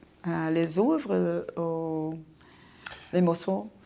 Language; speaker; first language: French; non-native, learner; Portuguese